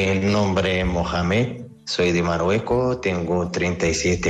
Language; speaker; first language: Spanish; non-native, learner; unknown